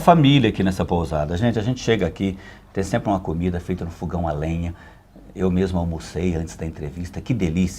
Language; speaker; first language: Portuguese; native; Portuguese